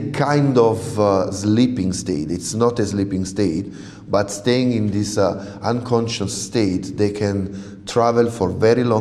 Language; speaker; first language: English; non-native, fluent; Italian